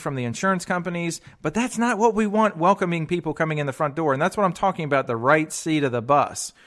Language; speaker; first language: English; native; English